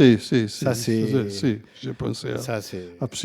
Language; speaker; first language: French; non-native, fluent; Italian